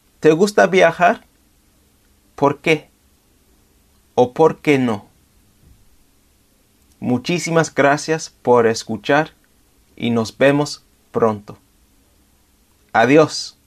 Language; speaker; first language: Spanish; non-native, fluent; English